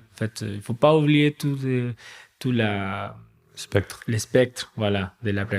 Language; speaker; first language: French; non-native, fluent; Spanish